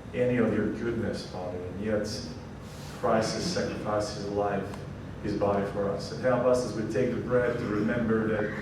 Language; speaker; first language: English; non-native, fluent; Hungarian